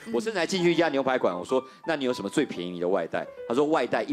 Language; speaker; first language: Chinese; native; Chinese